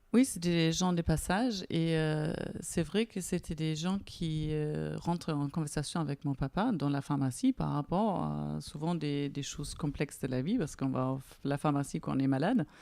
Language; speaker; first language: French; non-native, fluent; German